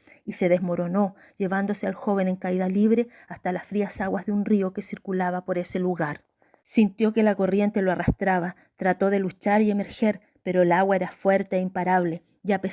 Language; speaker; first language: Spanish; native; Spanish